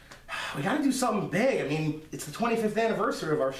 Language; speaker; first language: English; native; English